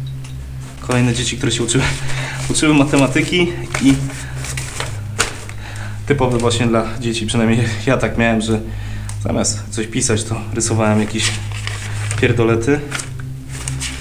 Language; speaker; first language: Polish; native; Polish